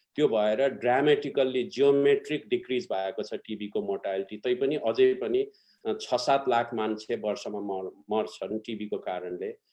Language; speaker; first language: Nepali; native; Nepali